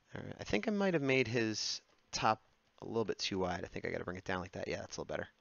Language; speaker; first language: English; native; English